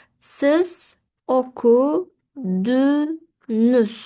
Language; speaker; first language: Turkish; non-native, fluent; Uzbek